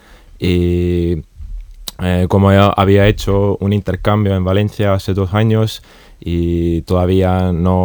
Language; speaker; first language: Spanish; non-native, fluent; Estonian